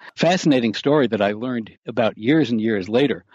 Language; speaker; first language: English; native; English